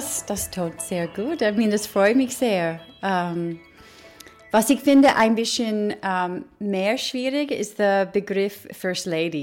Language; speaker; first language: German; non-native, learner; English